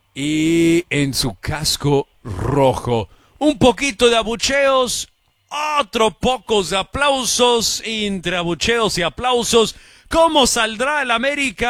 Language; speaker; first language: Spanish; early bilingual, heritage; Spanish